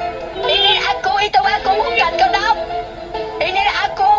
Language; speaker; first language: Indonesian; non-native, learner; Vietnamese